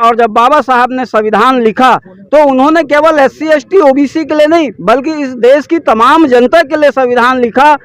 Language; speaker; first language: Hindi; native; Hindi